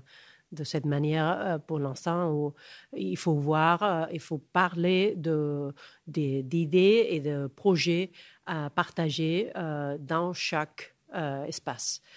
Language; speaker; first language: French; non-native, fluent; Catalan